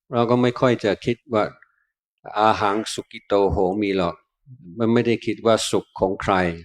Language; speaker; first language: Thai; non-native, fluent; English